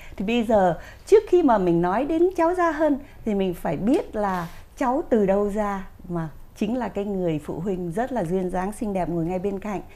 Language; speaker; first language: Vietnamese; native; Vietnamese